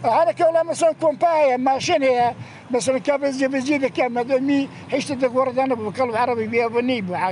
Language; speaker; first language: Central Kurdish; native; Central Kurdish